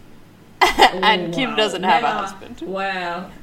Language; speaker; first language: English; native; English